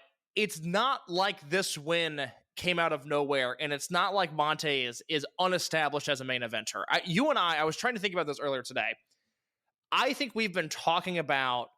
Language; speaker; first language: English; native; English